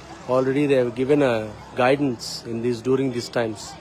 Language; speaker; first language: English; non-native, local second language; Tamil